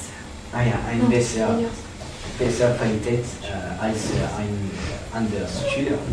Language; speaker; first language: German; non-native, learner; French